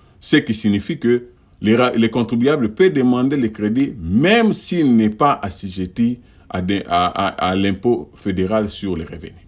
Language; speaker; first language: French; non-native, local second language; Lingala